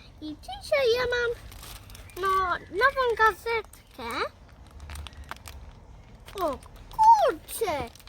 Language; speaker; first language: Polish; early bilingual, heritage; Polish